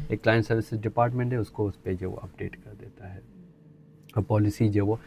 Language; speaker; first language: Urdu; non-native, local second language; Sindhi